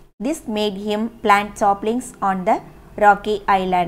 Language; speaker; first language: English; non-native, local second language; Tamil